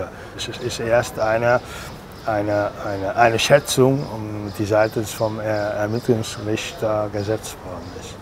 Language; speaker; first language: German; non-native, fluent; Spanish